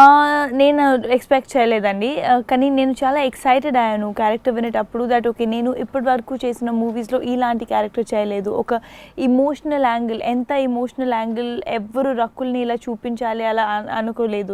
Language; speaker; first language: Telugu; non-native, local second language; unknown